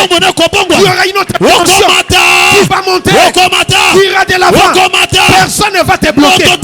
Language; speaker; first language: French; non-native, local second language; Lingala